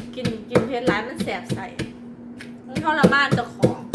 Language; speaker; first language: Thai; native; Thai